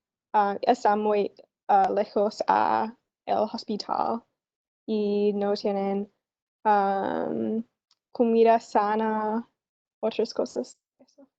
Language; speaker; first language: Spanish; non-native, learner; English